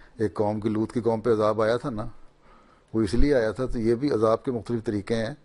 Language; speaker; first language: Urdu; native; Urdu